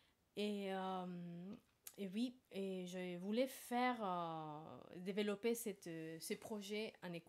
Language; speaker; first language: French; non-native, fluent; Spanish